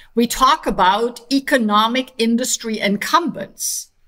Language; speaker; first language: English; non-native, fluent; German